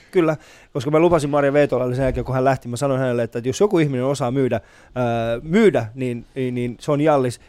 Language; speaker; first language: Finnish; early bilingual, other home language; Persian